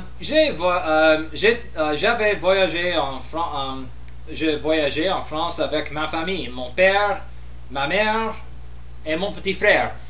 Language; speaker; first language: French; non-native, learner; English